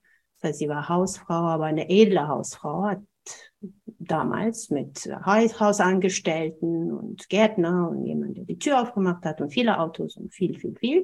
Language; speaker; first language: German; non-native, fluent; Amharic